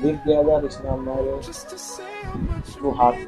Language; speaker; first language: English; non-native, learner; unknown